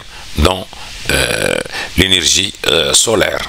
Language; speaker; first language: French; non-native, local second language; Arabic